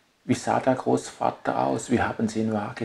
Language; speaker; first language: German; native; German